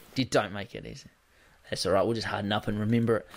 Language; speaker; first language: English; native; English